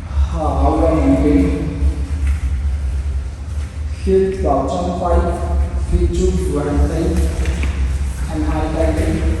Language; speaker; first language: Vietnamese; non-native, learner; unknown